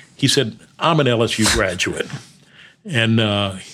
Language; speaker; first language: English; early bilingual, other home language; Spanish